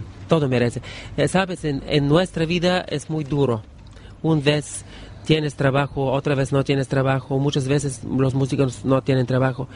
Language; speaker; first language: Spanish; non-native, learner; Bulgarian